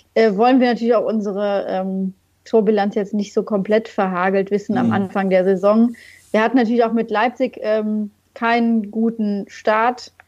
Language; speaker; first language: German; native; German